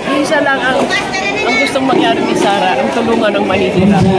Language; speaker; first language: Filipino; native; Filipino